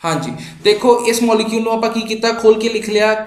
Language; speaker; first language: Hindi; non-native, local second language; Punjabi